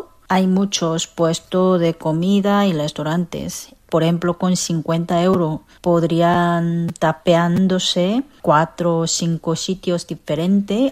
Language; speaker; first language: Spanish; non-native, fluent; Korean